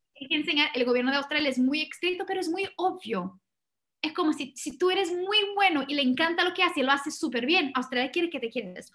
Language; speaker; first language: Spanish; non-native, fluent; Portuguese